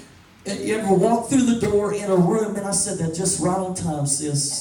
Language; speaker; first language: English; native; English